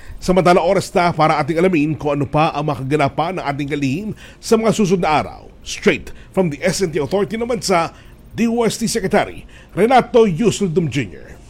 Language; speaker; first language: Filipino; native; Filipino